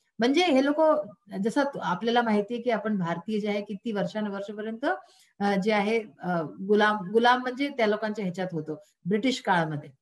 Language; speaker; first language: Marathi; non-native, local second language; Hindi